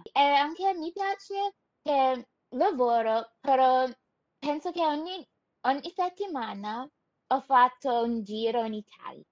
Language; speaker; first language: Italian; non-native, learner; English